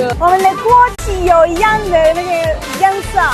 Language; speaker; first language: Chinese; non-native, learner; Spanish